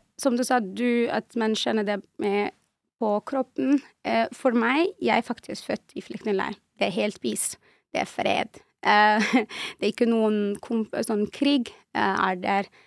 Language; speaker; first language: Norwegian; non-native, fluent; Arabic